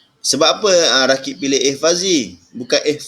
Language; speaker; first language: Malay; native; Malay